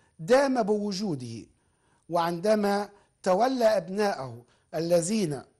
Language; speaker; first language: Arabic; native; Arabic